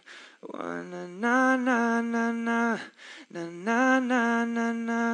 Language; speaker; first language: Chinese; non-native, learner; English